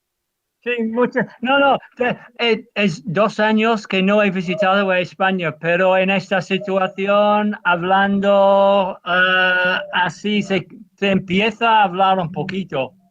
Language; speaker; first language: Spanish; non-native, fluent; English